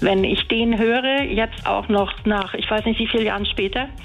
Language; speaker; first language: German; native; German